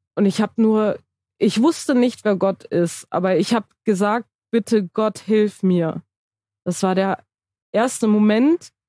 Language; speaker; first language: German; early bilingual, other home language; Turkish